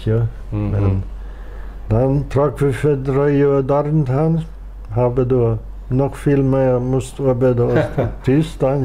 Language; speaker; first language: German; non-native, local second language; Plautdietsch